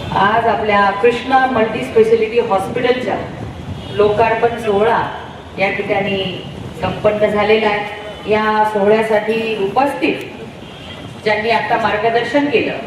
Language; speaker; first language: Marathi; native; Marathi